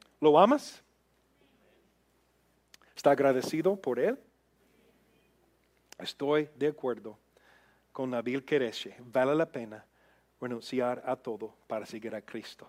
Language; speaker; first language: Spanish; non-native, fluent; English